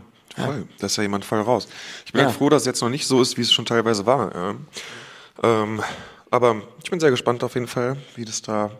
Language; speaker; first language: German; native; German